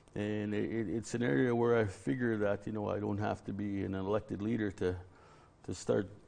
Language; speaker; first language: English; native; English